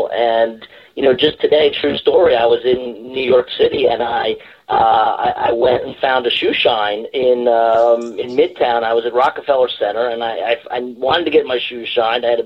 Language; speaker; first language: English; native; English